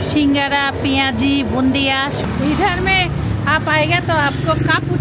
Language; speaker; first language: Hindi; non-native, learner; Bangla